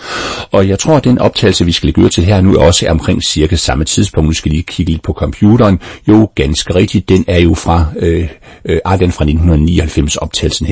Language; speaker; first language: Danish; native; Danish